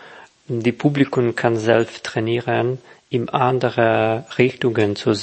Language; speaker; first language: German; non-native, learner; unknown